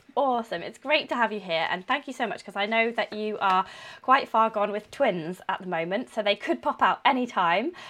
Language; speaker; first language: English; native; English